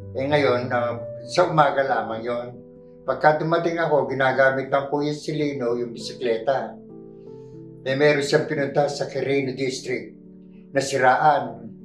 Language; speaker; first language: Filipino; native; Filipino